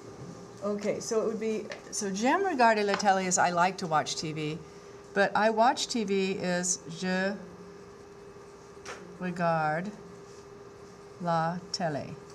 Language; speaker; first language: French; non-native, fluent; English